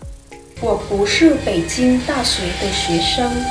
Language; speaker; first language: Chinese; non-native, learner; Vietnamese